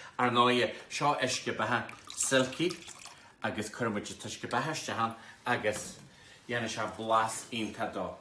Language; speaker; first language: Irish; native; Irish